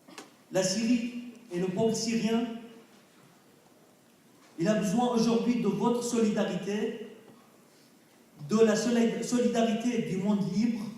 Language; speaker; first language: French; non-native, fluent; Arabic